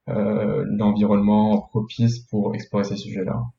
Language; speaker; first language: French; non-native, local second language; Arabic